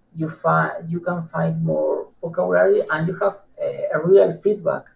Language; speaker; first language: English; non-native, learner; Spanish